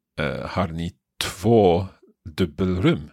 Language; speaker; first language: Swedish; non-native, learner; English